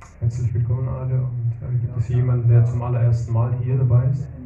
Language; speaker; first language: German; non-native, fluent; Russian